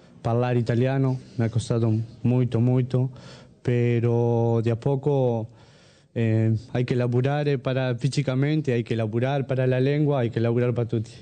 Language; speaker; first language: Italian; non-native, learner; Spanish